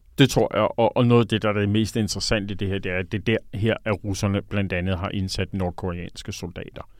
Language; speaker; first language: Danish; native; Danish